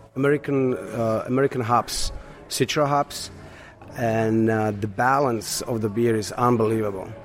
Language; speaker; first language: English; non-native, fluent; Slovak